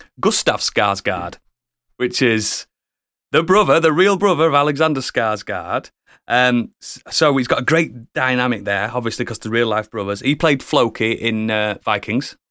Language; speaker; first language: English; native; English